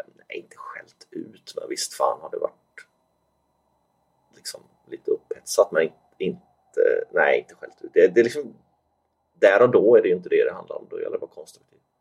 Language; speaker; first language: Swedish; native; Swedish